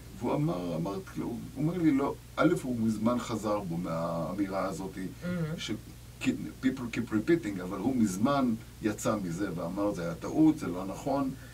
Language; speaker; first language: Hebrew; native; Hebrew